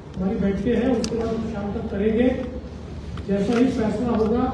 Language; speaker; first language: Hindi; non-native, local second language; Marathi